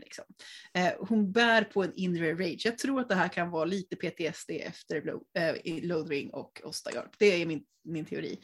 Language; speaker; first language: Swedish; native; Swedish